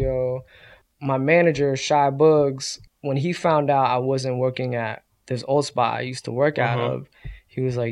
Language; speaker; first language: English; native; English